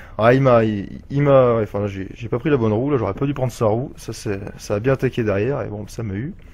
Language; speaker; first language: French; native; French